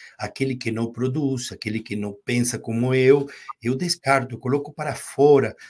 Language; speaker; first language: Portuguese; non-native, fluent; Spanish